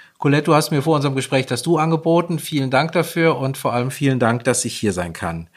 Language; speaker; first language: German; native; German